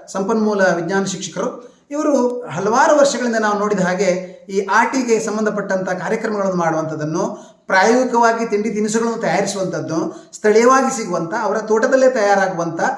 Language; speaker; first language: Kannada; native; Kannada